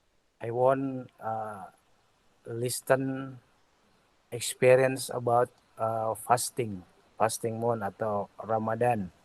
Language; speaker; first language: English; non-native, learner; Indonesian